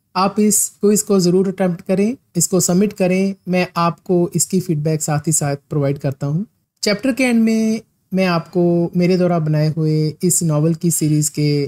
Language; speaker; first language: Hindi; non-native, local second language; Punjabi